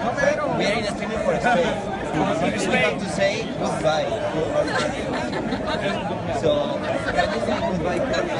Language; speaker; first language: English; non-native, learner; Spanish